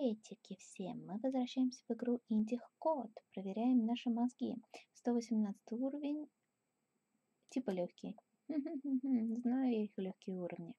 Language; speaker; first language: Russian; native; Russian